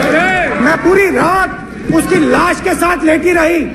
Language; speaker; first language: Hindi; native; Hindi